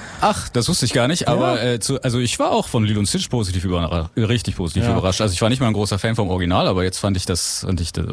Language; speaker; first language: German; native; German